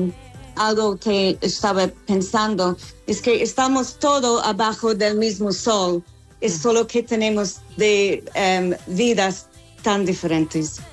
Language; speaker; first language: Spanish; non-native, fluent; English